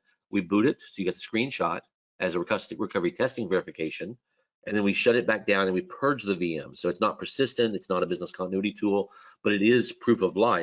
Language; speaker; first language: English; native; English